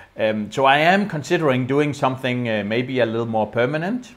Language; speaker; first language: English; non-native, fluent; Danish